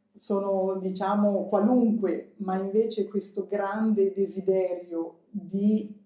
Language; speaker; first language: Italian; native; Italian